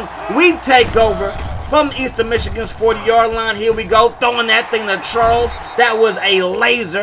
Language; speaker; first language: English; native; English